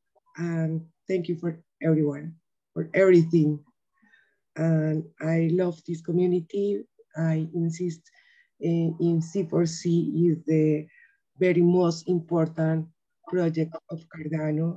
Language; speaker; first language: English; non-native, learner; Spanish